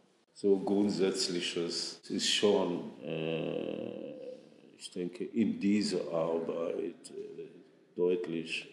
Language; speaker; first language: German; non-native, fluent; Hebrew